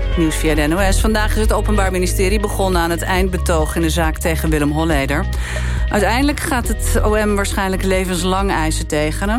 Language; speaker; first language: Dutch; native; Dutch